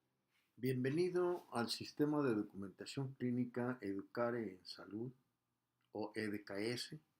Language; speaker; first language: Spanish; native; Spanish